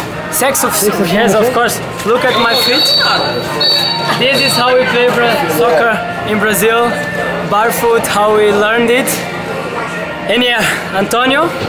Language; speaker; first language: English; non-native, fluent; Portuguese